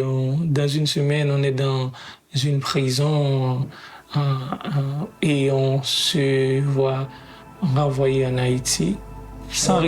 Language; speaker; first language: French; non-native, local second language; Haitian Creole